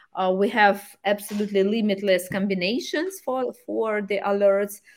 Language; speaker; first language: English; non-native, fluent; Ukrainian